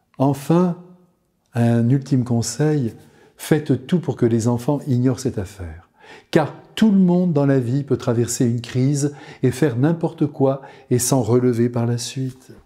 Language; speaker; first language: French; native; French